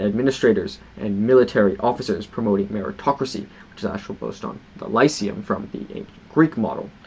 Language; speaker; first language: English; native; English